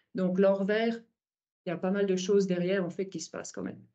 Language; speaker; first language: French; native; French